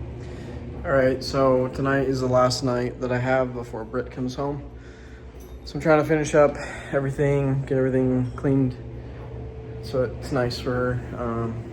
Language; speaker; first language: English; native; English